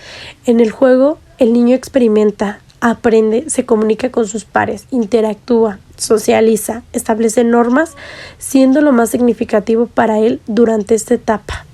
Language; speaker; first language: Spanish; native; Spanish